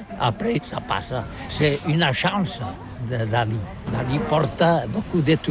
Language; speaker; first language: French; non-native, learner; Catalan